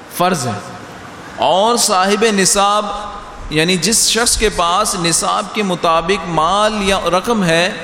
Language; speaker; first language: Urdu; native; Urdu